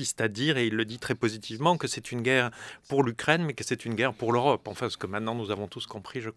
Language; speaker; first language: French; native; French